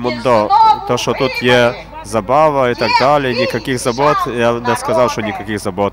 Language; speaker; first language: Ukrainian; native; Ukrainian